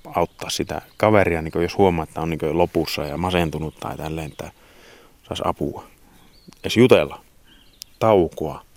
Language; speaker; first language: Finnish; early bilingual, heritage; Finnish